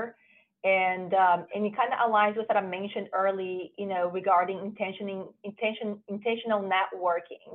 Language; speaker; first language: English; non-native, fluent; Portuguese